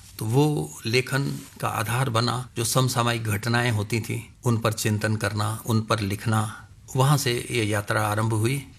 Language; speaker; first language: Hindi; non-native, local second language; Punjabi